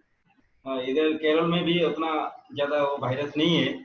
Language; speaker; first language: Hindi; non-native, local second language; Bangla